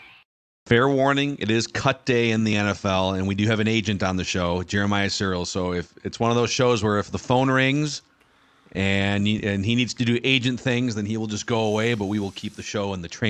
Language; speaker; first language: English; native; English